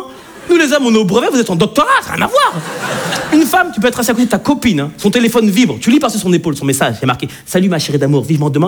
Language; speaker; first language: French; native; French